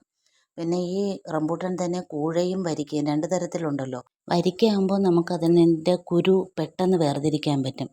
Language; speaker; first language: Malayalam; native; Malayalam